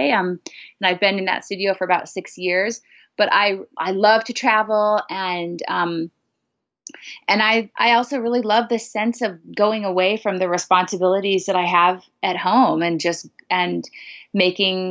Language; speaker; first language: English; native; English